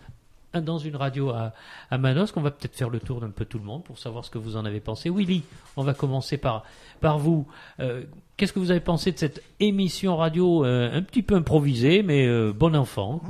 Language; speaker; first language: French; native; French